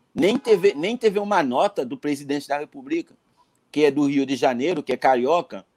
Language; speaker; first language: Portuguese; non-native, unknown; Haitian Creole